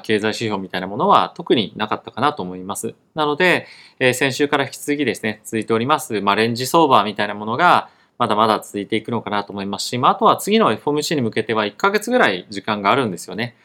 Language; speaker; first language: Japanese; native; Japanese